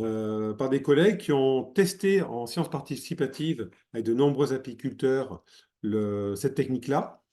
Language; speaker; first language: French; native; French